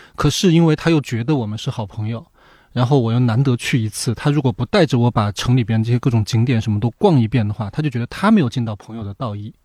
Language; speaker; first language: Chinese; native; Chinese